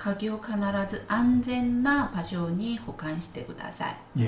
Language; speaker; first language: Japanese; non-native, fluent; Korean